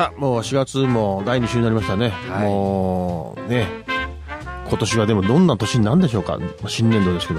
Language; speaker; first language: Japanese; native; Japanese